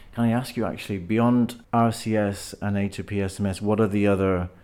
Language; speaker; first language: English; native; English